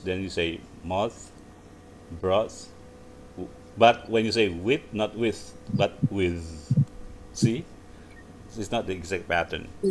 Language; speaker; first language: English; non-native, fluent; Indonesian